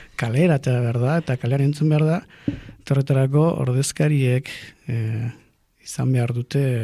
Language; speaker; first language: Basque; non-native, local second language; Spanish